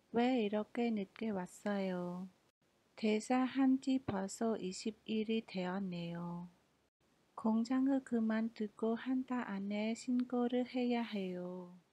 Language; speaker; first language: Korean; non-native, fluent; Khmer